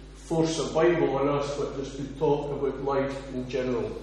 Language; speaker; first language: English; native; English